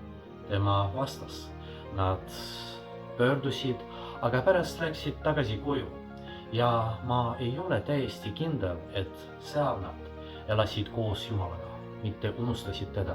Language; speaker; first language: Estonian; non-native, fluent; Russian